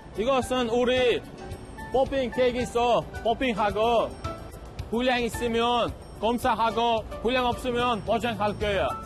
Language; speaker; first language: Korean; non-native, learner; Uzbek